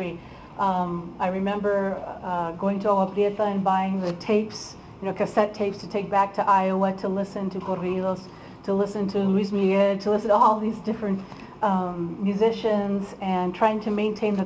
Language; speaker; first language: English; early bilingual, other home language; Spanish